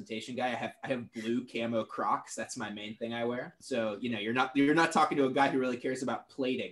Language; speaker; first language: English; native; English